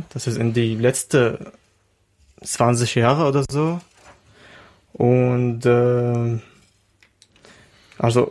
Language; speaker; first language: German; non-native, learner; Arabic